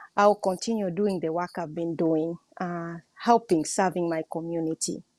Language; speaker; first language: English; non-native, local second language; Swahili